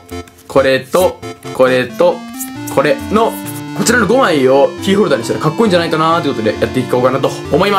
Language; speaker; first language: Japanese; native; Japanese